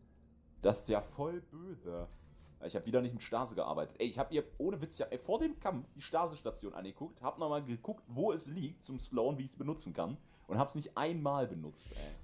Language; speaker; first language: German; native; German